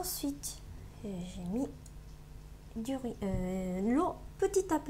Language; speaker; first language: French; non-native, learner; Japanese